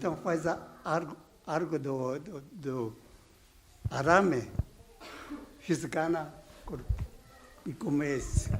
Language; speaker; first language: Portuguese; non-native, learner; Japanese